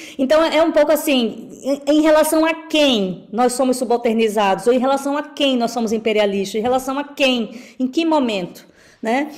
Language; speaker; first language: Portuguese; native; Portuguese